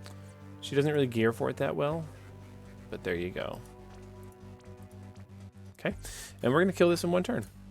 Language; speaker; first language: English; native; English